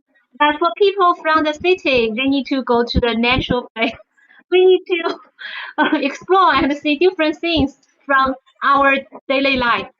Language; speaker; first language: English; non-native, fluent; Chinese